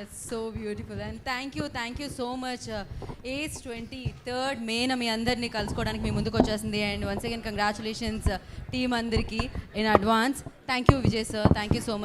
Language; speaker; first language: Telugu; native; Telugu